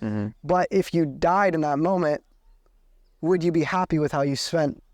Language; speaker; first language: English; native; English